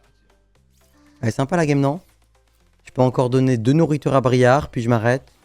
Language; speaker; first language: French; native; French